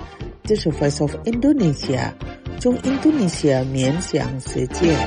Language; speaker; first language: Chinese; non-native, fluent; Indonesian